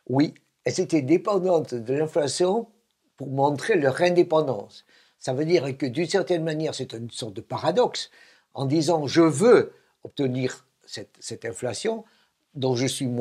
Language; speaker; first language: French; native; French